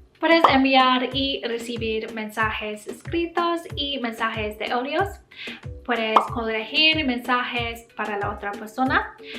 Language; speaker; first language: Spanish; non-native, learner; English